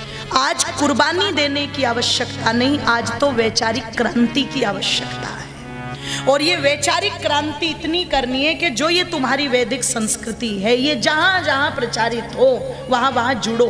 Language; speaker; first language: Hindi; native; Hindi